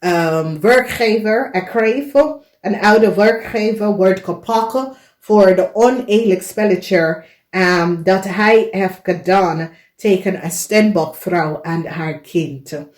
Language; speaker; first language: Dutch; non-native, learner; English